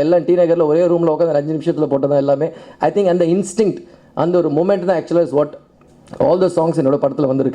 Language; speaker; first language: Tamil; native; Tamil